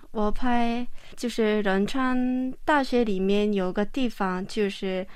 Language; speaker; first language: Chinese; non-native, fluent; Korean